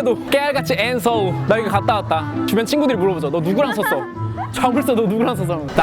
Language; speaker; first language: Korean; native; Korean